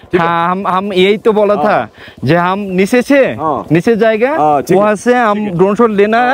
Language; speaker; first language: Hindi; non-native, learner; Bangla